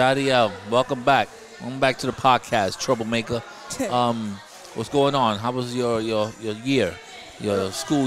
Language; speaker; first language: English; native; English